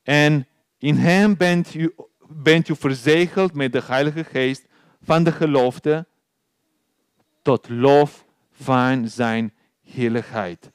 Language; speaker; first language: Dutch; non-native, learner; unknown